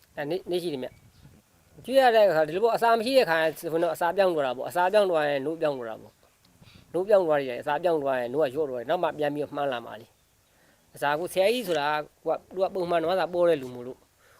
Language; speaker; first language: Burmese; native; Burmese